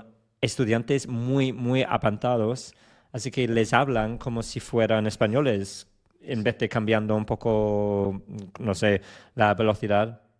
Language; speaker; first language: Spanish; non-native, fluent; English